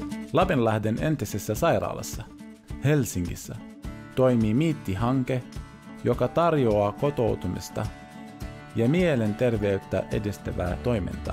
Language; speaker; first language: Finnish; non-native, fluent; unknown